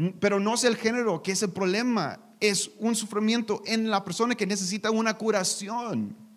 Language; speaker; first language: Spanish; non-native, learner; English